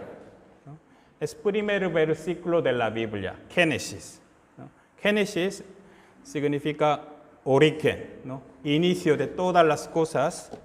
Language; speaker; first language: Spanish; non-native, fluent; Korean